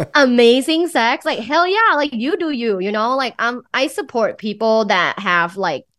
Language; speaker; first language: English; non-native, fluent; Thai